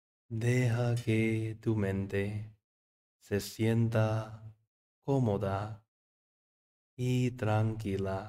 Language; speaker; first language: Spanish; non-native, fluent; English